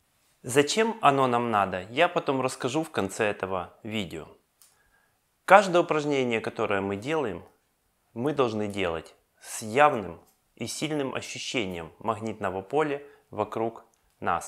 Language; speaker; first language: Russian; native; Russian